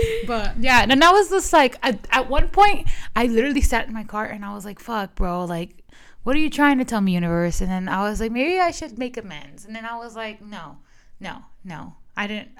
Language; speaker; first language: English; early bilingual, other home language; Spanish